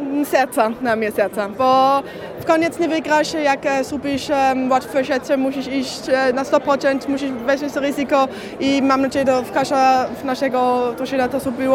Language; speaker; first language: Polish; early bilingual, heritage; German